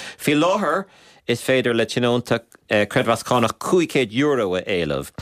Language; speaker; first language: Irish; native; Irish